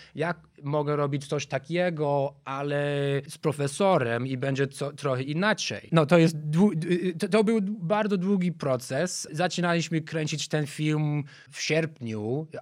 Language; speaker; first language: Polish; non-native, fluent; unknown